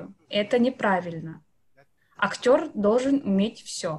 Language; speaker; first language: Russian; non-native, learner; Japanese